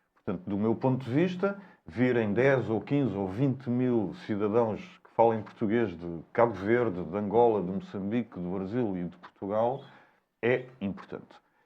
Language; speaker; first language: Portuguese; native; Portuguese